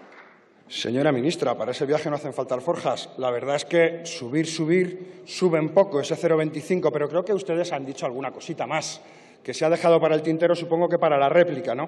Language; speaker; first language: Spanish; native; Spanish